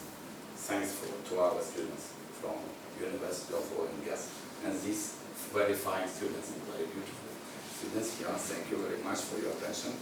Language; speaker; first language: English; non-native, learner; Ukrainian